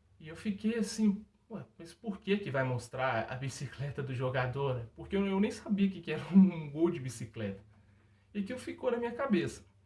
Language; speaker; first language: Portuguese; native; Portuguese